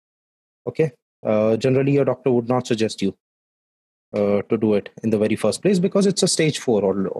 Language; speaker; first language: English; non-native, local second language; Hindi